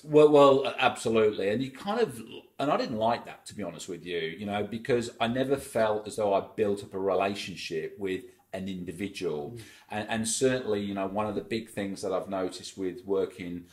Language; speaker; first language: English; native; English